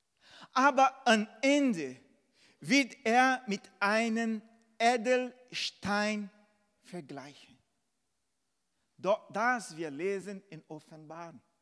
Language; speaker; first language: German; non-native, fluent; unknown